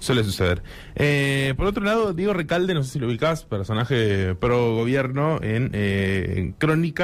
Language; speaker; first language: Spanish; native; Spanish